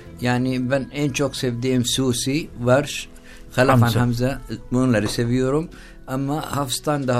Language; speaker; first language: Turkish; non-native, learner; Arabic